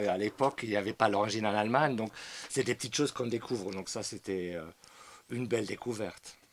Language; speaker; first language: French; non-native, fluent; German